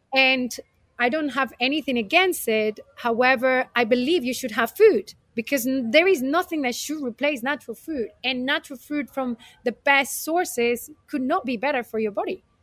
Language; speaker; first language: English; non-native, fluent; Spanish